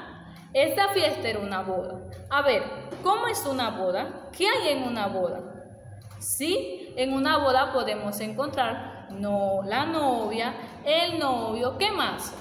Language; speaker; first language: Spanish; native; Spanish